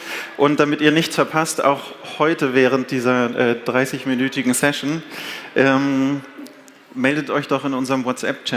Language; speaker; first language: German; native; German